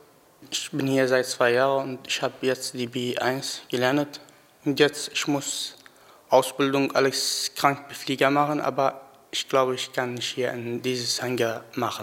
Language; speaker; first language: German; non-native, learner; Arabic